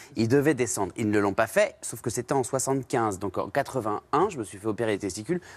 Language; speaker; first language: French; native; French